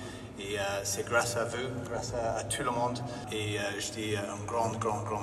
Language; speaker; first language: French; non-native, fluent; English